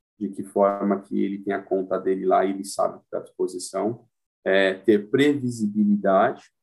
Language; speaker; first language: Portuguese; native; Portuguese